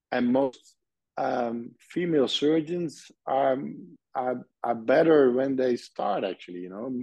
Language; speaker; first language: English; non-native, fluent; Dutch